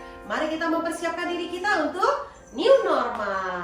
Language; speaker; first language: Indonesian; native; Indonesian